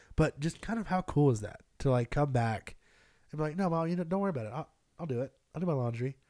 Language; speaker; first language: English; native; English